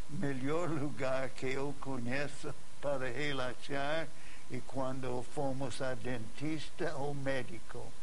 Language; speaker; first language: Portuguese; non-native, fluent; English